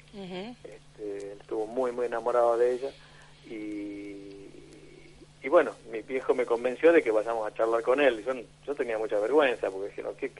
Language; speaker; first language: Spanish; native; Spanish